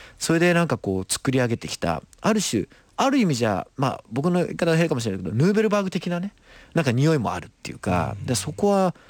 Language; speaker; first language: Japanese; native; Japanese